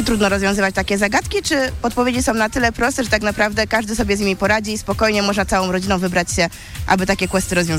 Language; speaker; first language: Polish; native; Polish